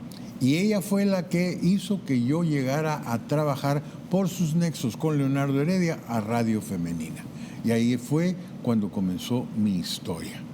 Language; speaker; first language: Spanish; native; Spanish